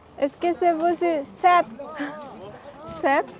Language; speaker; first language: French; non-native, learner; Indonesian